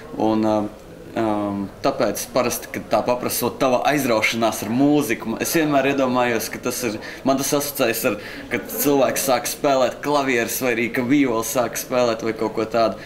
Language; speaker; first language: Latvian; native; Latvian